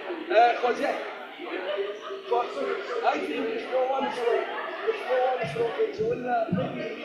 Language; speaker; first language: English; non-native, learner; Arabic